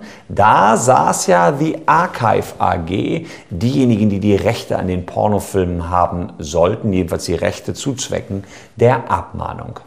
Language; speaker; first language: German; native; German